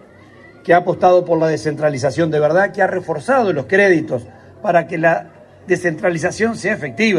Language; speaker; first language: Spanish; native; Spanish